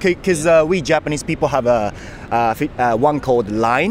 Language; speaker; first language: English; non-native, fluent; Japanese